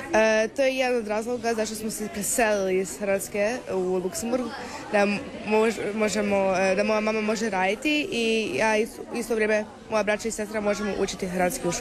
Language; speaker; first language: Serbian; early bilingual, other home language; Croatian